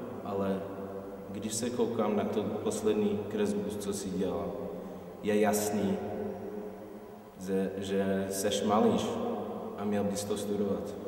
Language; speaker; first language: Czech; non-native, fluent; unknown